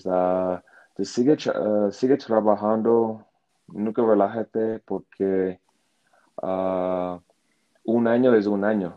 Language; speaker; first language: Spanish; non-native, learner; English